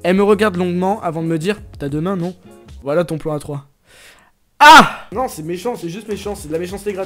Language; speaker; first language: French; native; French